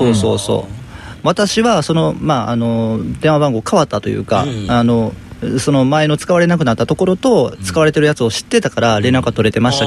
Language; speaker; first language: Japanese; native; Japanese